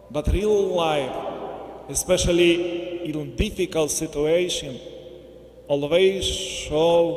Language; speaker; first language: English; non-native, learner; Ukrainian